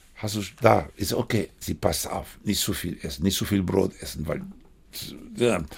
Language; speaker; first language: German; non-native, fluent; Spanish